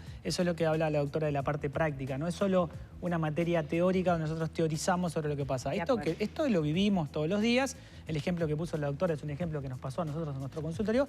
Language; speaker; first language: Spanish; native; Spanish